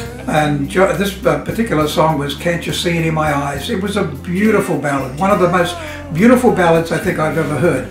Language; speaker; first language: English; native; English